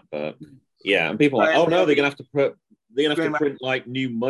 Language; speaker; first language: English; native; English